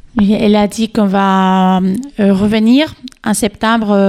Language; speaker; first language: French; non-native, fluent; Spanish